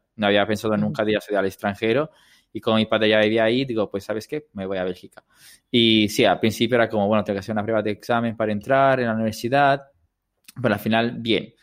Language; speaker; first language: Spanish; non-native, fluent; Italian